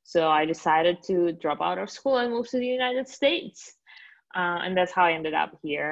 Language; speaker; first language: English; non-native, fluent; Russian